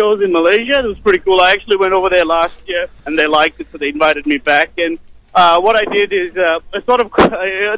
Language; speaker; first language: English; non-native, local second language; Sinhala